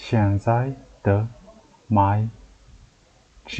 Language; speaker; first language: Chinese; non-native, learner; Mongolian